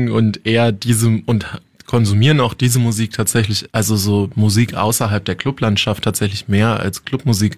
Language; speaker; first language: German; native; German